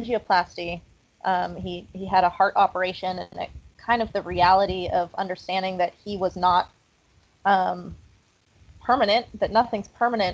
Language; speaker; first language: English; native; English